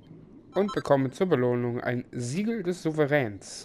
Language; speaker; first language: German; native; German